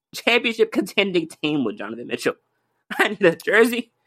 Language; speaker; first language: English; native; English